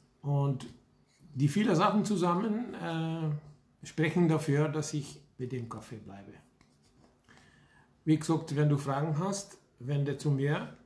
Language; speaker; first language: German; non-native, fluent; Hungarian